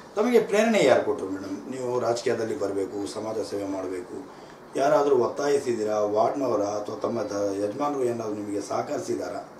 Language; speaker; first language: Kannada; native; Kannada